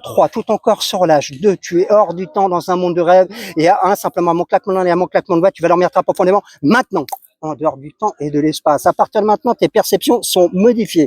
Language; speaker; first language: French; native; French